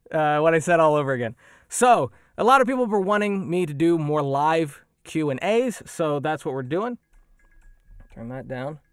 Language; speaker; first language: English; native; English